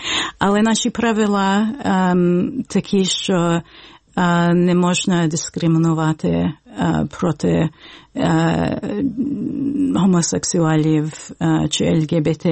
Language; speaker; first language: Ukrainian; early bilingual, heritage; Ukrainian